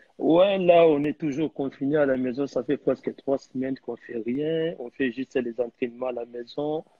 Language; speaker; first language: French; non-native, local second language; Lingala